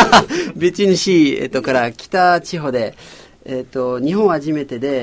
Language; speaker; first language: Japanese; non-native, fluent; French